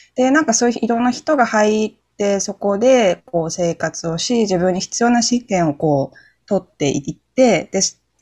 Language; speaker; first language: Japanese; native; Japanese